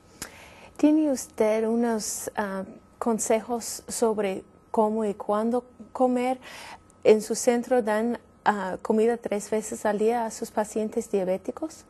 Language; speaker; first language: Spanish; non-native, fluent; English